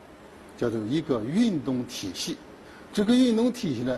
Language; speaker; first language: Chinese; native; Chinese